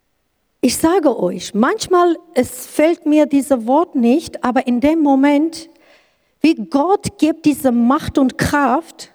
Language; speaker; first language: German; non-native, learner; Kurdish